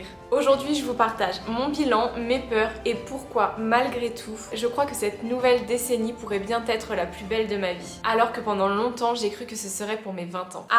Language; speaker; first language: French; native; French